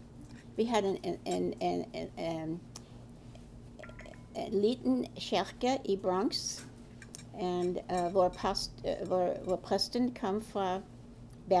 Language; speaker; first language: Norwegian; early bilingual, heritage; Norwegian